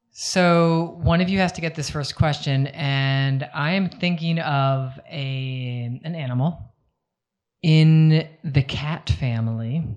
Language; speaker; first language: English; native; English